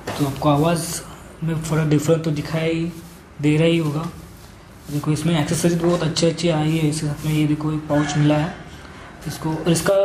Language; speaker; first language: Hindi; non-native, local second language; Marathi